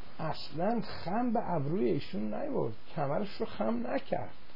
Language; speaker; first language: Persian; native; Persian